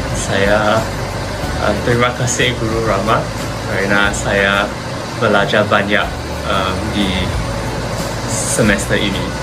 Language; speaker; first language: Indonesian; non-native, learner; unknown